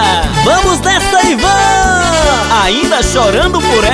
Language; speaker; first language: Portuguese; native; Portuguese